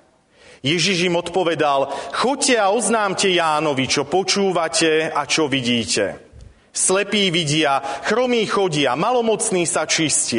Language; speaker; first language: Slovak; native; Slovak